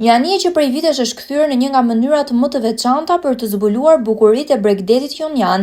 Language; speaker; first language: Albanian; native; Albanian